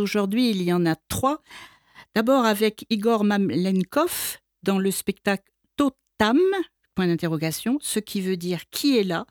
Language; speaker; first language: French; native; French